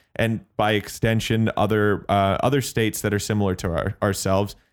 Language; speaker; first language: English; native; English